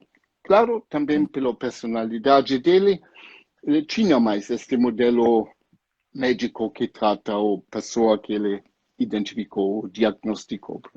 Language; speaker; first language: Portuguese; non-native, fluent; German